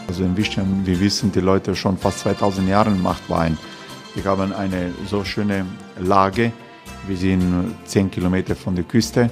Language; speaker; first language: German; non-native, learner; Croatian